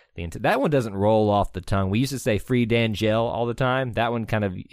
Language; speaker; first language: English; native; English